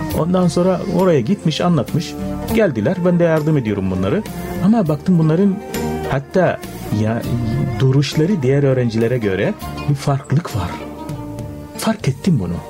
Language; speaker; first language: Turkish; non-native, fluent; Arabic